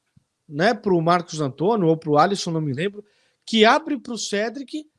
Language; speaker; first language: Portuguese; native; Portuguese